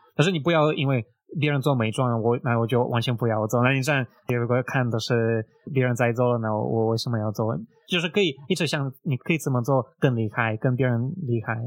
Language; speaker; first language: Chinese; non-native, fluent; Russian